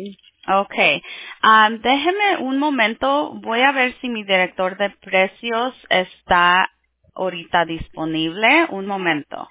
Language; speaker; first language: Spanish; early bilingual, heritage; Spanish